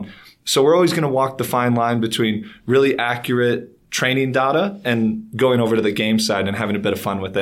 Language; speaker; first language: English; native; English